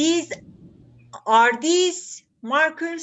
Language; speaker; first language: English; non-native, learner; Turkish